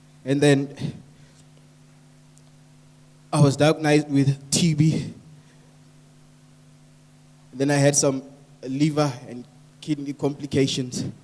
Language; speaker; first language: English; non-native, local second language; Tswana